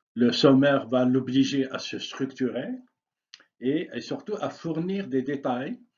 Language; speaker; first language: French; non-native, local second language; Arabic